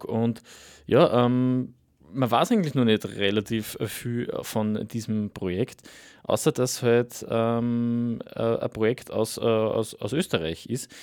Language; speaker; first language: German; native; German